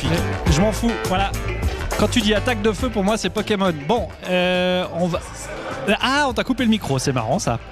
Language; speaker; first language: French; native; French